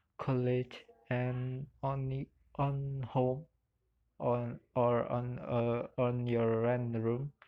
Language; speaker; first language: English; non-native, learner; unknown